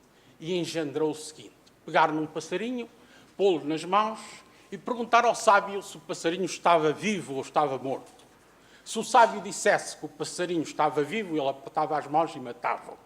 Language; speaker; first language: Portuguese; native; Portuguese